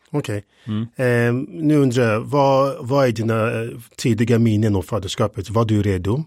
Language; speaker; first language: Swedish; non-native, fluent; English